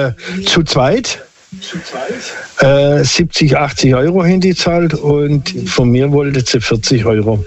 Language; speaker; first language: German; non-native, local second language; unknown